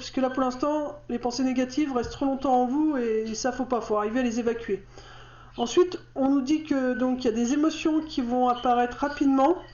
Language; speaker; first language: French; native; French